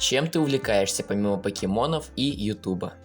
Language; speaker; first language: Russian; native; Russian